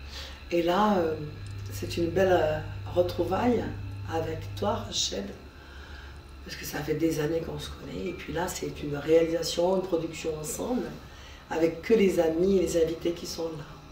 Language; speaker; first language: French; native; French